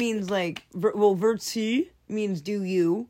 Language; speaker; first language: English; non-native, fluent; French